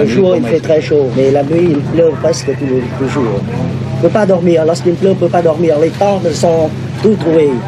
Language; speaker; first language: French; non-native, fluent; Vietnamese